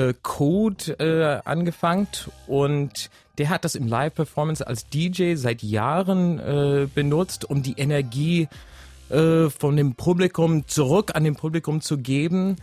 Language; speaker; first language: German; non-native, fluent; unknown